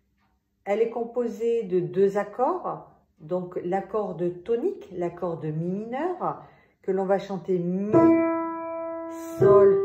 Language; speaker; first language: French; native; French